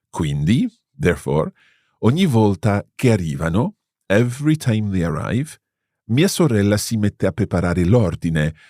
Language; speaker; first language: Italian; non-native, fluent; English